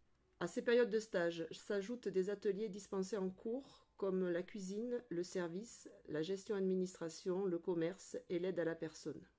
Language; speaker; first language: French; native; French